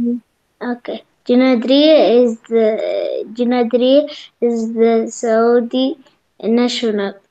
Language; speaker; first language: English; non-native, learner; Arabic